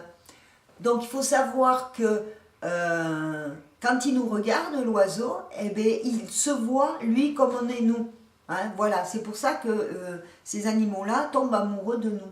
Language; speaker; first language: French; native; French